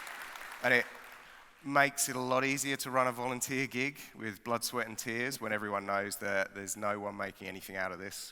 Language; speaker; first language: English; native; English